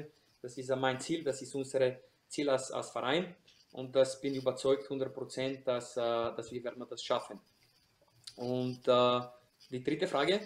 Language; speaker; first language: German; non-native, fluent; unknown